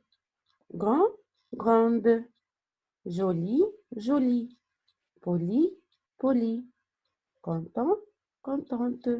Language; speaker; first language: French; non-native, fluent; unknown